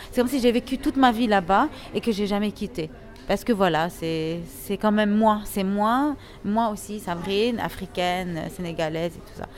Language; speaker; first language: French; non-native, local second language; Arabic